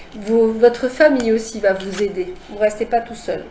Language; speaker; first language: French; native; French